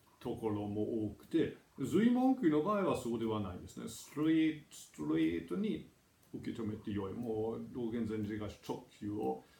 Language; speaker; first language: Japanese; non-native, fluent; German